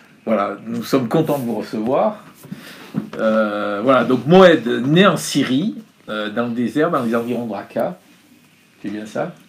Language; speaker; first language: French; native; French